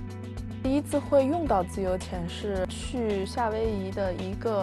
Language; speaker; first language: Chinese; native; Chinese